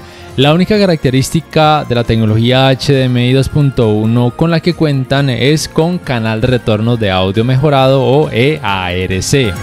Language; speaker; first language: Spanish; native; Spanish